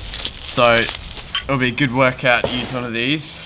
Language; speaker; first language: English; native; English